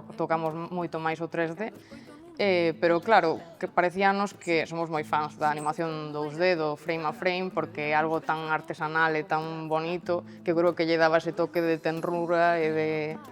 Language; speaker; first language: Galician; non-native, local second language; Spanish